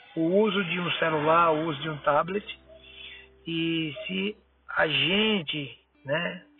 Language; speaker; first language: Portuguese; native; Portuguese